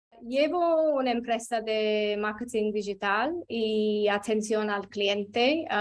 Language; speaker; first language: Spanish; non-native, fluent; English